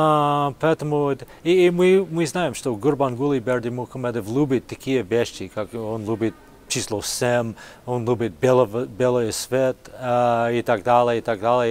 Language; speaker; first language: Russian; non-native, fluent; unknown